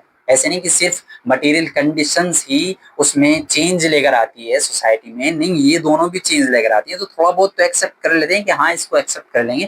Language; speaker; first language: Hindi; native; Hindi